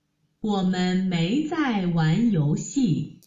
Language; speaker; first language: Chinese; non-native, learner; Vietnamese